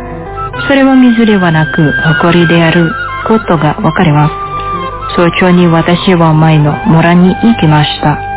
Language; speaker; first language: Japanese; non-native, fluent; Indonesian